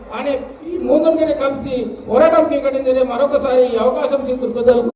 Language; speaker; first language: Telugu; non-native, local second language; Gondi